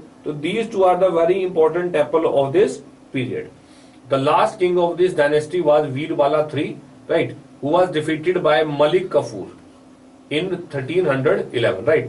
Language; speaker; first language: English; non-native, local second language; Hindi